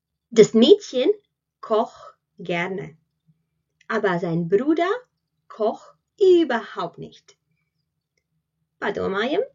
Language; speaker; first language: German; non-native, fluent; Latvian